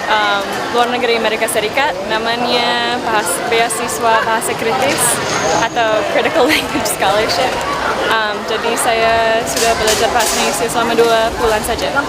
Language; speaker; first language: Indonesian; non-native, learner; English